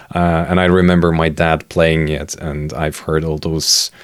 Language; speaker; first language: English; non-native, fluent; Polish